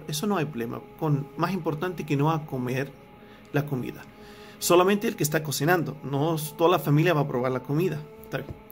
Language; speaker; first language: Spanish; non-native, fluent; Arabic